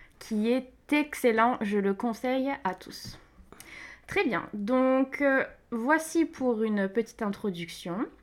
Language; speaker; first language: French; native; French